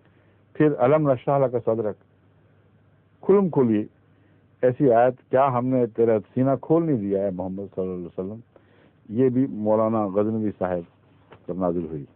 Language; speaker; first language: Urdu; native; Urdu